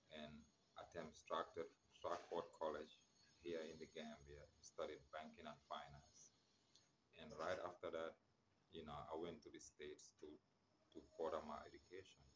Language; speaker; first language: English; non-native, local second language; Wolof